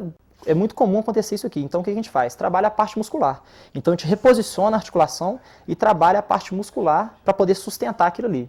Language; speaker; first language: Portuguese; native; Portuguese